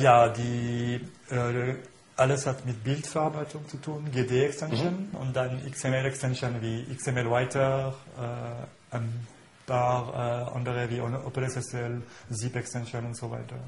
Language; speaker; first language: German; non-native, fluent; French